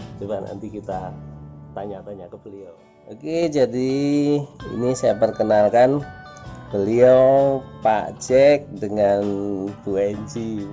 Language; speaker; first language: Indonesian; native; Indonesian